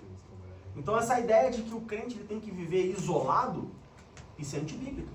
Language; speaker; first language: Portuguese; native; Portuguese